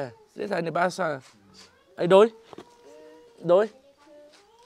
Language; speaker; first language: Portuguese; non-native, learner; Vietnamese